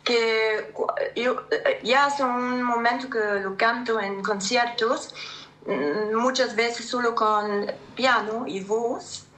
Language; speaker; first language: Spanish; non-native, learner; German